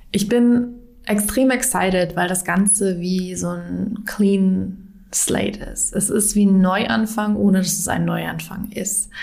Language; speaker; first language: German; native; German